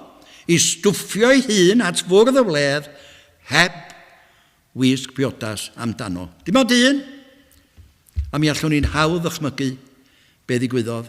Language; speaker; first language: Welsh; native; Welsh